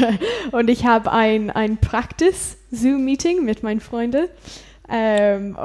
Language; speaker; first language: German; non-native, learner; English